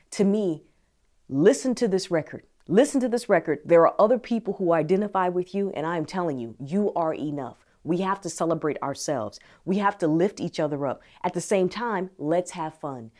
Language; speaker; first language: English; native; English